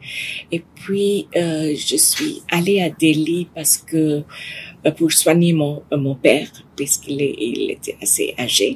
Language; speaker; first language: French; non-native, fluent; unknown